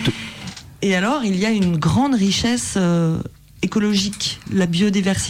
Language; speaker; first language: French; native; French